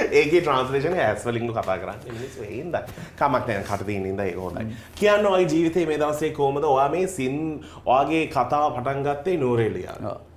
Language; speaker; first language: Sinhala; non-native, local second language; Tamil